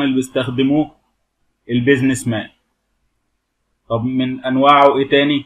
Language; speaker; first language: Arabic; native; Arabic